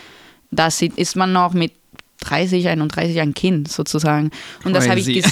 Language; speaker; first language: German; non-native, fluent; Spanish